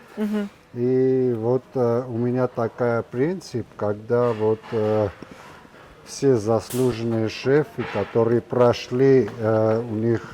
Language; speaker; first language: Russian; non-native, local second language; Armenian